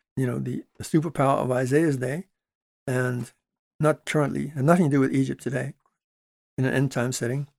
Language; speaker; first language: English; early bilingual, other home language; Dutch